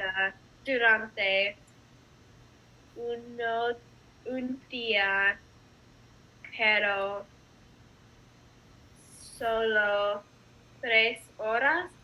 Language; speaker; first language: Spanish; non-native, learner; English